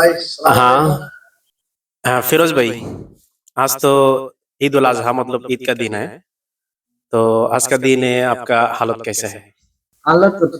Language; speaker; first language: Hindi; non-native, learner; Bangla